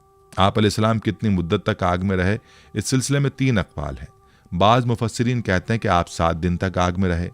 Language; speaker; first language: Urdu; native; Urdu